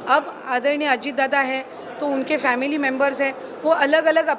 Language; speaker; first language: Hindi; non-native, local second language; Marathi